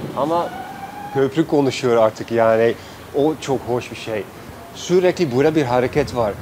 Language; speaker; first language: Turkish; non-native, fluent; Dutch